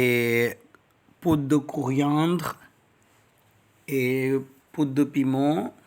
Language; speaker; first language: French; non-native, learner; Tamil